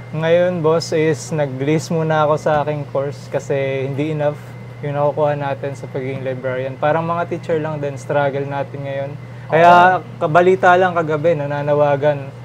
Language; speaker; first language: Filipino; native; Filipino